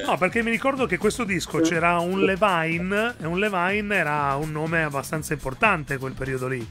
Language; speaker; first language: Italian; native; Italian